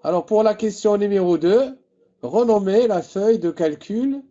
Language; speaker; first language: French; non-native, local second language; Arabic